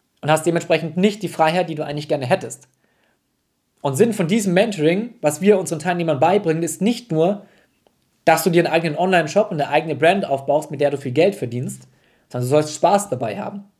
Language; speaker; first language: German; native; German